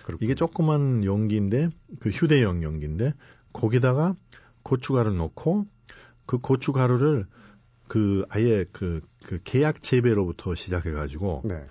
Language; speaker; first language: Korean; non-native, fluent; German